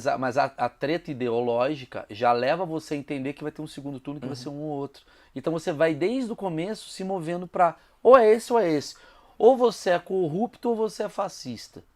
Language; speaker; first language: Portuguese; native; Portuguese